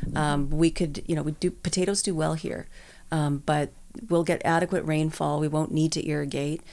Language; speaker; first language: English; native; English